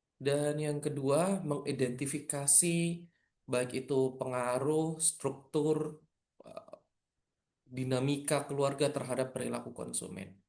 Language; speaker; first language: Indonesian; non-native, local second language; Madurese